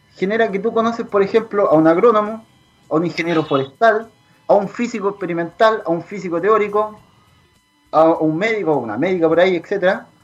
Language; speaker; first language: Spanish; native; Spanish